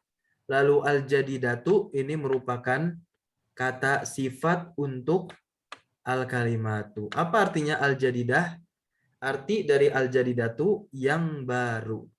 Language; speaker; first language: Indonesian; native; Indonesian